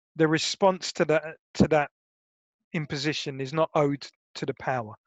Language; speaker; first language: English; native; English